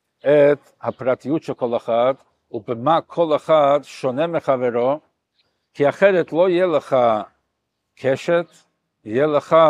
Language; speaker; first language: Hebrew; non-native, fluent; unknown